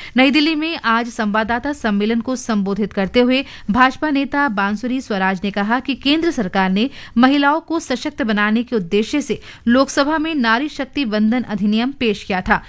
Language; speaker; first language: Hindi; native; Hindi